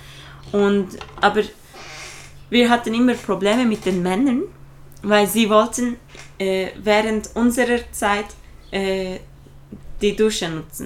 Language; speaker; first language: German; non-native, fluent; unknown